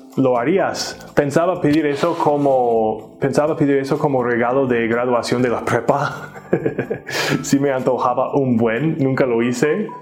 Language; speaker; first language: Spanish; non-native, fluent; English